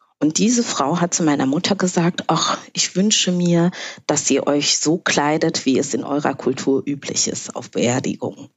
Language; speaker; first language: German; early bilingual, other home language; Kinyarwanda